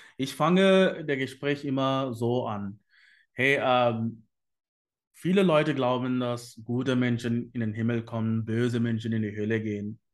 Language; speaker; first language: German; non-native, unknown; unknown